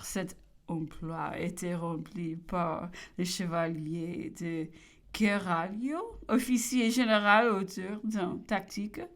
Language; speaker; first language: French; non-native, learner; English